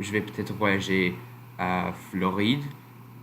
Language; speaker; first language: French; non-native, learner; English